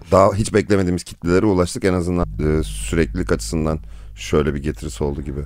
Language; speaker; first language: Turkish; native; Turkish